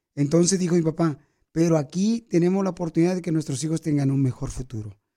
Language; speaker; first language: Spanish; native; Spanish